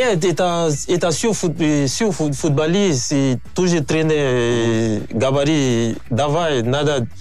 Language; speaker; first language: Russian; non-native, learner; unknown